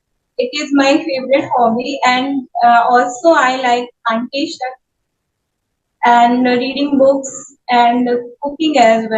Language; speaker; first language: English; non-native, learner; Hindi